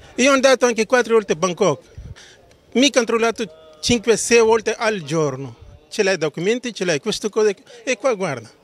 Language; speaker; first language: Italian; non-native, learner; Urdu